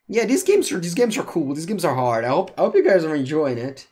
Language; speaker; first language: English; non-native, fluent; Italian